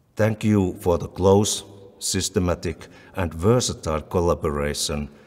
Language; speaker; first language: English; non-native, fluent; Finnish